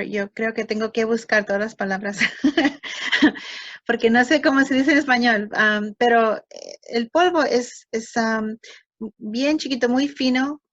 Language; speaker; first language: Spanish; early bilingual, heritage; English